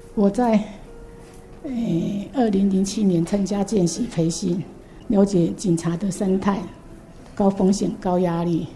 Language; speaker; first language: Chinese; native; Chinese